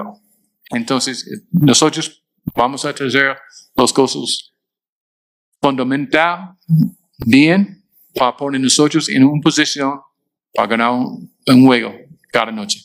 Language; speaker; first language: Spanish; non-native, fluent; English